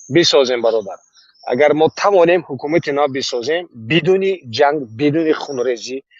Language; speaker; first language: Persian; native; Persian